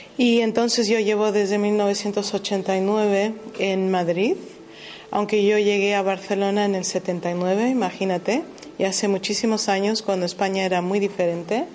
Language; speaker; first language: Spanish; early bilingual, heritage; Spanish